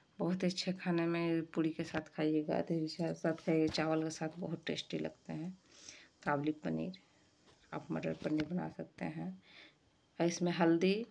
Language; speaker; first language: Hindi; native; Hindi